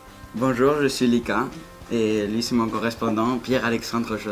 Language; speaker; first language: French; non-native, fluent; Spanish